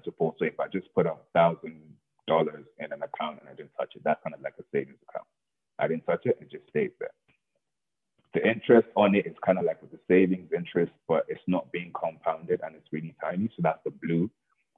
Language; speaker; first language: English; non-native, local second language; Yoruba